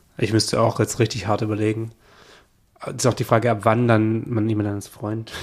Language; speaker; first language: German; native; German